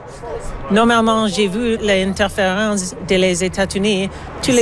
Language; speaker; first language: French; non-native, local second language; English